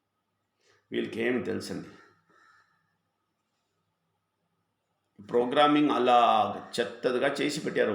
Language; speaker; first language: Telugu; non-native, fluent; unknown